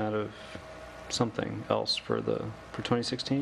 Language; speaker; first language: English; native; English